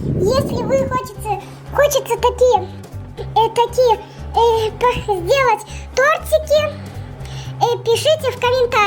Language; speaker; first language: Russian; early bilingual, heritage; Russian